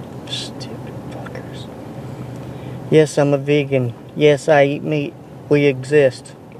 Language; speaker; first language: English; native; English